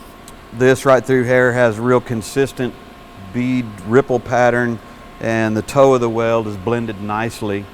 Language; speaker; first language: English; native; English